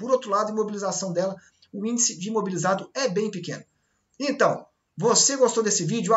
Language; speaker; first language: Portuguese; native; Portuguese